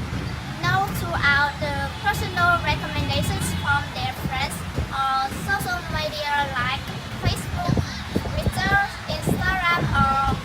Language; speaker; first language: English; non-native, learner; Vietnamese